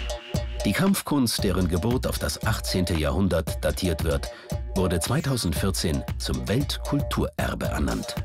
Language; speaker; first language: German; native; German